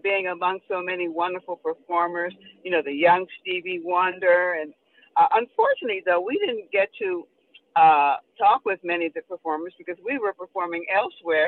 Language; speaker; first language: English; native; English